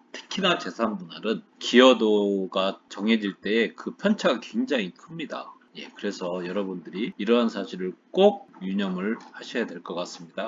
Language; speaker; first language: Korean; native; Korean